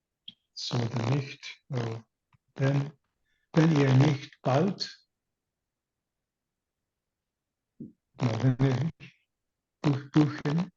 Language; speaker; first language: German; non-native, learner; English